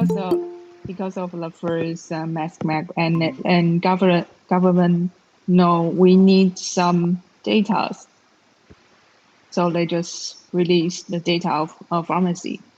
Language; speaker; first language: English; non-native, learner; Chinese